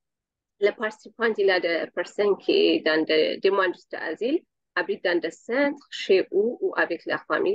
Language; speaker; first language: French; non-native, learner; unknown